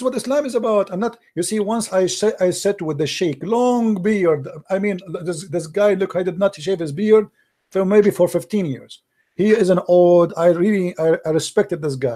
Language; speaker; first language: English; non-native, fluent; Arabic